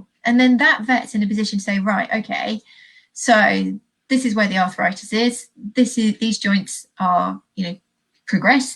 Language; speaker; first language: English; native; English